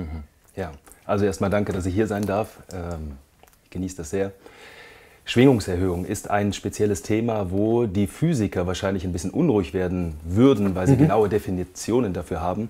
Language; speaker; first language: German; native; German